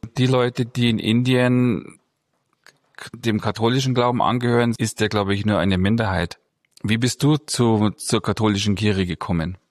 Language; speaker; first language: German; native; German